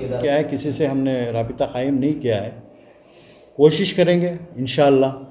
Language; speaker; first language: Hindi; non-native, local second language; Urdu